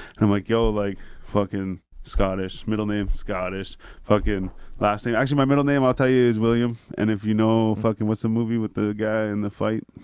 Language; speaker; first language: English; native; English